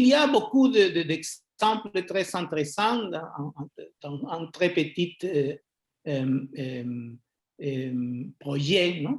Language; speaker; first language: French; non-native, fluent; Spanish